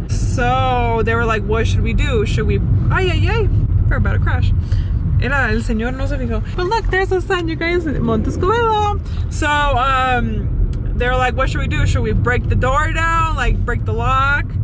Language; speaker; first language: English; early bilingual, other home language; Spanish